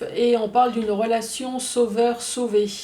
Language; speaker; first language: French; native; French